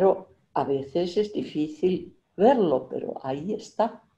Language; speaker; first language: Spanish; non-native, fluent; Finnish